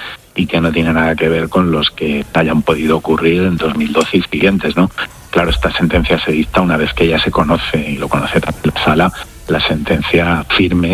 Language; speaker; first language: Spanish; native; Spanish